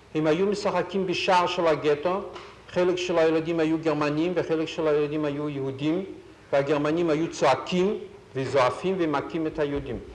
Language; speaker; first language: Hebrew; non-native, fluent; Yiddish